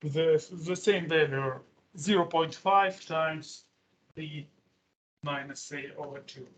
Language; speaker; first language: English; non-native, fluent; Russian